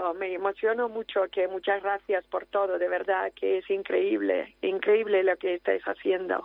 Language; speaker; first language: Spanish; non-native, fluent; Ukrainian